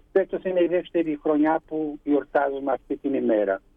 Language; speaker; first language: Greek; early bilingual, heritage; Greek